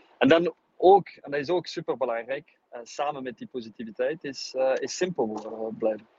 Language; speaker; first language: Dutch; non-native, fluent; English